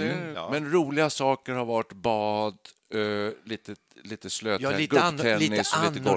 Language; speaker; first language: Swedish; native; Swedish